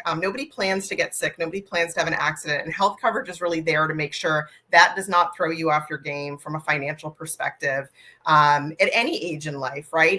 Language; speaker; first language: English; native; English